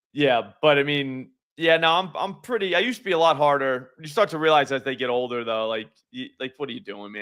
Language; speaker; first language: English; native; English